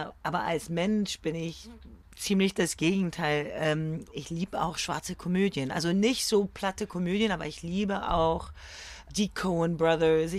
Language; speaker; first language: German; early bilingual, other home language; French